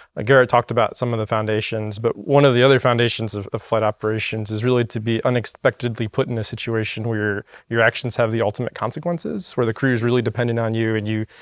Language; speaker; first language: English; native; English